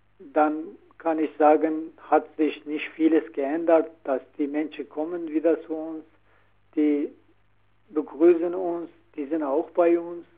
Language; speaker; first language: German; non-native, learner; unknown